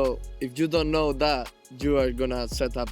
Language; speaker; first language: English; non-native, fluent; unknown